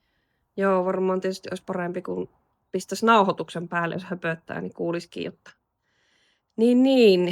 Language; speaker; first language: Finnish; native; Finnish